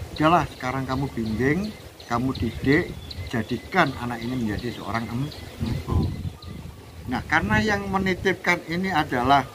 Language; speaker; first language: Indonesian; non-native, local second language; Javanese